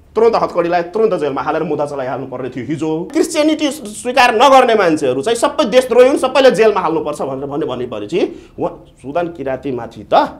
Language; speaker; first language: Nepali; non-native, local second language; Maithili